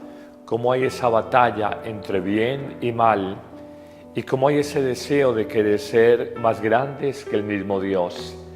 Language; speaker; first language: Spanish; native; Spanish